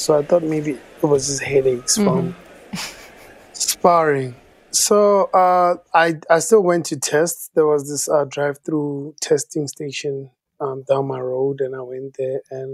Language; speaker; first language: English; non-native, local second language; Tswana